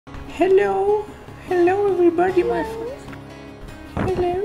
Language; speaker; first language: English; non-native, learner; Russian